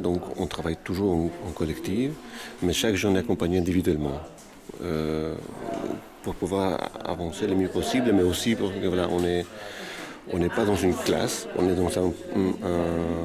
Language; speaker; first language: French; native; French